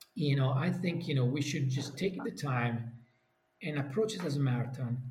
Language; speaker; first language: English; non-native, fluent; Italian